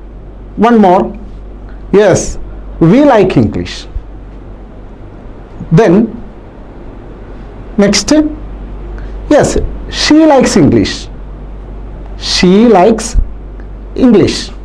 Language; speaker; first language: English; non-native, local second language; Malayalam